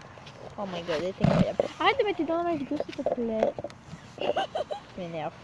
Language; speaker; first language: French; native; French